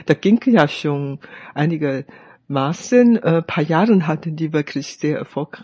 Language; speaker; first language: German; non-native, fluent; Chinese